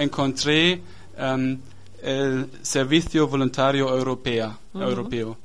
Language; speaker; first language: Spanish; non-native, learner; German